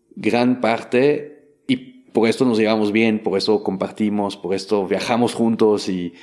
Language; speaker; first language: Spanish; non-native, fluent; French